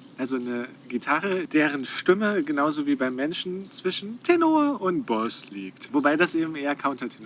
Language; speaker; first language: German; native; German